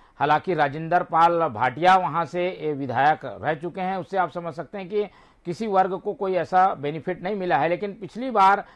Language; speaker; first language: Hindi; native; Hindi